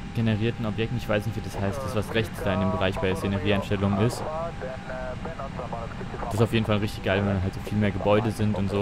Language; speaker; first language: German; native; German